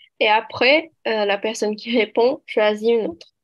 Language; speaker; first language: French; non-native, learner; Portuguese